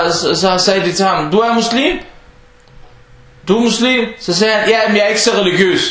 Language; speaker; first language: Danish; early bilingual, other home language; Arabic